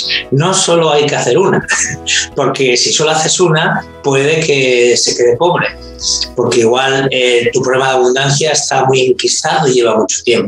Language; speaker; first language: Spanish; native; Spanish